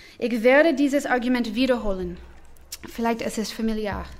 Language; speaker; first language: German; non-native, learner; English